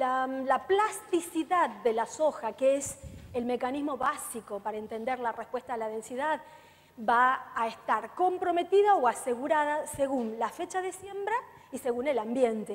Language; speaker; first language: Spanish; native; Spanish